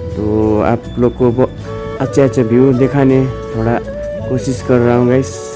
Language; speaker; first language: Hindi; non-native, local second language; Nepali